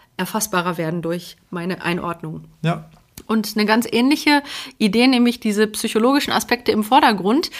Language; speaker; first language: German; early bilingual, other home language; Polish